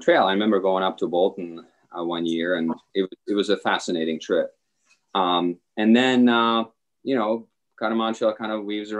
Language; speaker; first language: English; non-native, fluent; Czech